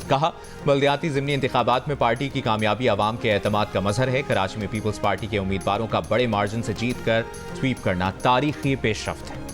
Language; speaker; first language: Urdu; native; Urdu